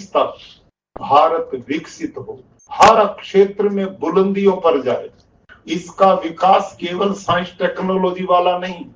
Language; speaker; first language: Hindi; native; Hindi